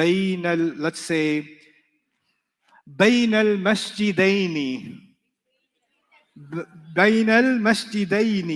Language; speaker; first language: Arabic; non-native, fluent; English